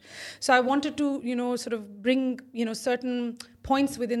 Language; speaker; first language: English; non-native, local second language; Urdu